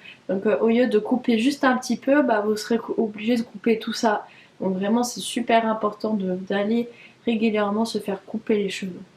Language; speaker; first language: French; native; French